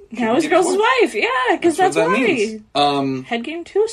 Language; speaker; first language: English; native; English